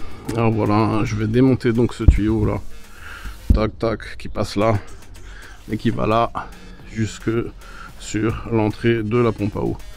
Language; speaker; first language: French; native; French